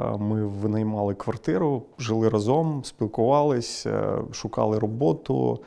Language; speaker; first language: Ukrainian; non-native, local second language; Crimean Tatar